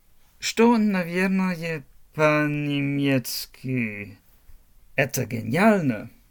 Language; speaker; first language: Russian; non-native, learner; German